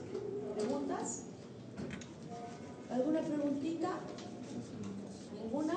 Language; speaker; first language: Spanish; native; Spanish